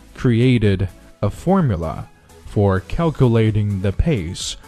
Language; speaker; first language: English; non-native, fluent; Chinese